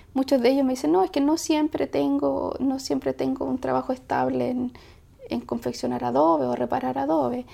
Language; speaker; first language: Spanish; native; Spanish